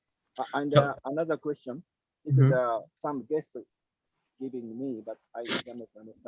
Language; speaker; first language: English; non-native, learner; Japanese